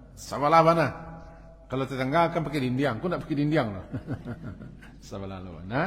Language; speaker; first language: Malay; non-native, local second language; Minangkabau